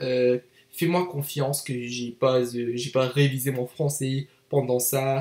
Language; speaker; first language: French; non-native, learner; English